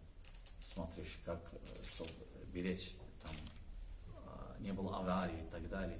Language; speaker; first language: Russian; non-native, learner; Azerbaijani